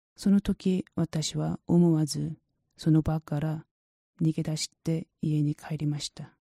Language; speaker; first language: Japanese; non-native, learner; Korean